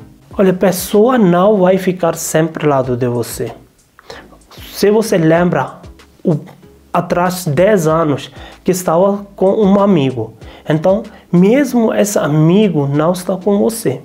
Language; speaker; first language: Portuguese; non-native, learner; Hindi